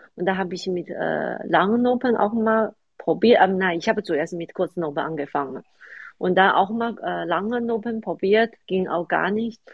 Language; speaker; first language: German; non-native, fluent; Chinese